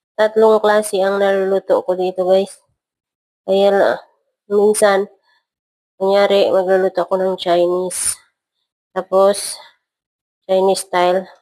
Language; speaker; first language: Filipino; non-native, local second language; Hiligaynon